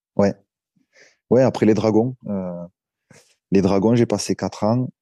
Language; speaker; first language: French; native; French